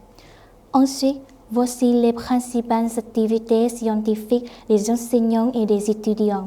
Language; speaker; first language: French; non-native, fluent; Vietnamese